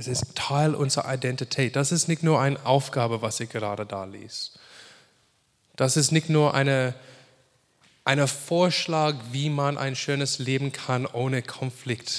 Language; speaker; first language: German; non-native, fluent; English